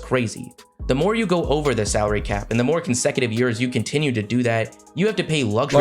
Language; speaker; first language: English; native; English